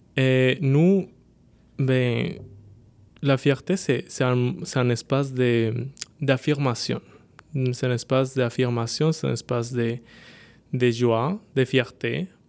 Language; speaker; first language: French; non-native, fluent; Spanish